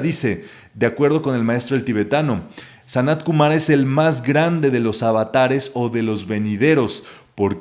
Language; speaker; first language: Spanish; native; Spanish